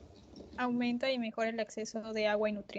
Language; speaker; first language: Spanish; native; Spanish